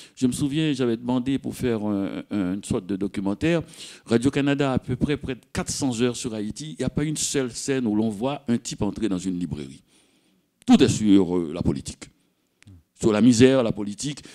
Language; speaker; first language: French; native; French